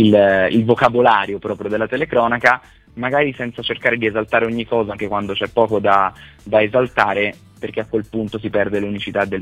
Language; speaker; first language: Italian; native; Italian